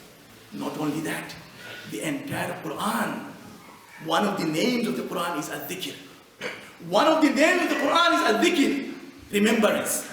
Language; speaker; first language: English; non-native, fluent; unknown